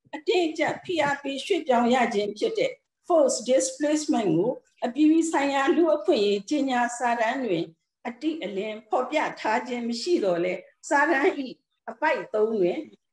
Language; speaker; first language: Burmese; non-native, local second language; S'gaw Karen